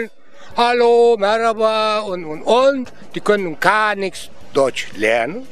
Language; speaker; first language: German; non-native, learner; Turkish